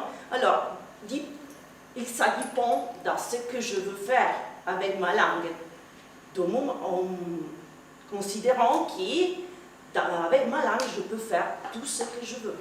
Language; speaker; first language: French; non-native, fluent; Italian